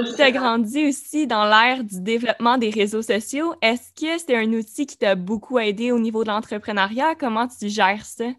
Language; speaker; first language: French; native; French